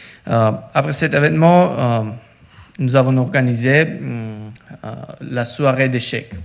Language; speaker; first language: French; non-native, learner; Georgian